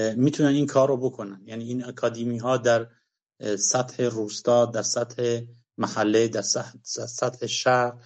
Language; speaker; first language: Persian; non-native, local second language; Kurdish